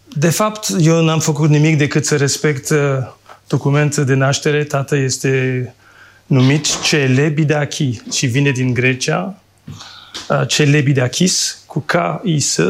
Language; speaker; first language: Romanian; non-native, fluent; French